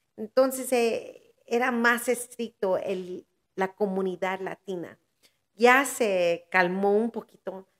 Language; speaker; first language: Spanish; early bilingual, heritage; Spanish